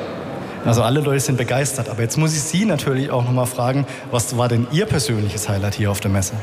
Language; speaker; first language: German; native; German